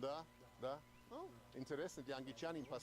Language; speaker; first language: Russian; non-native, learner; English